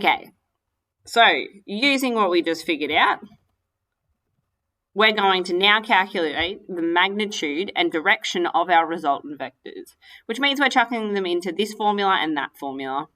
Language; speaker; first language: English; native; English